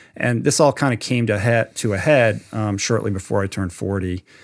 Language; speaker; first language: English; native; English